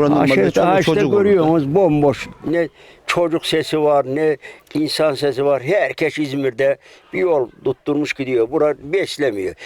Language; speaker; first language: Turkish; native; Turkish